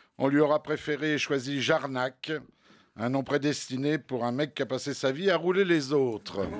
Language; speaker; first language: French; native; French